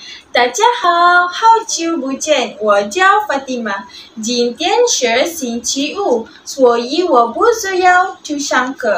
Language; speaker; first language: Chinese; non-native, learner; Malay